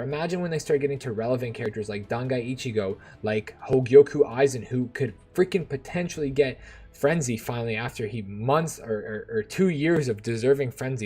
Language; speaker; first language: English; native; English